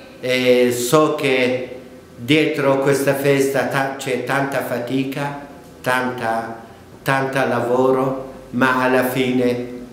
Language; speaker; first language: Italian; non-native, fluent; Kurdish